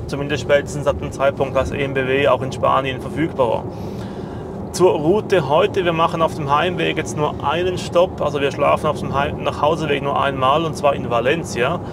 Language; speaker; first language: German; native; German